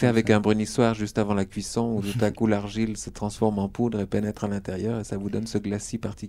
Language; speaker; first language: French; native; French